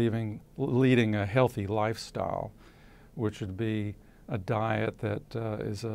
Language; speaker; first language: English; native; English